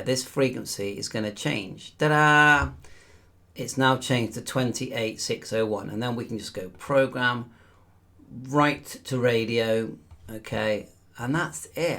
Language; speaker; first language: English; native; English